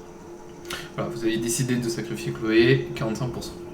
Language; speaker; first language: French; native; French